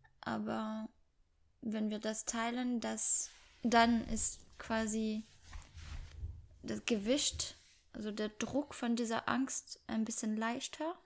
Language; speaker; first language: German; non-native, fluent; French